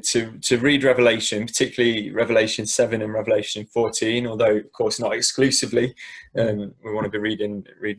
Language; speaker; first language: English; native; English